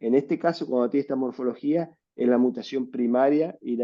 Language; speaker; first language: Spanish; native; Spanish